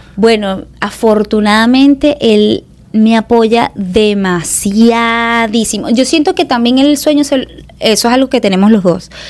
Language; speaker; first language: Spanish; native; Spanish